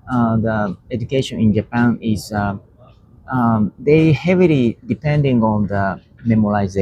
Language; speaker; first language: English; non-native, learner; Japanese